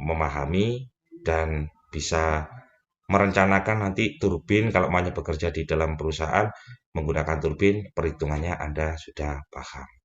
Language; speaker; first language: Indonesian; native; Indonesian